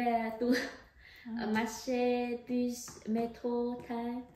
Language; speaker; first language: French; non-native, learner; Vietnamese